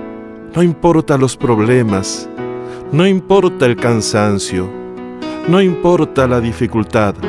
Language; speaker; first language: Spanish; native; Spanish